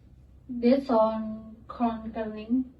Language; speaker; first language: English; non-native, learner; Indonesian